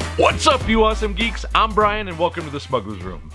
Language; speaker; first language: English; native; English